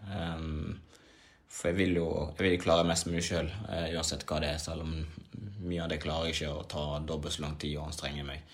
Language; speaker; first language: Norwegian; early bilingual, other home language; Swahili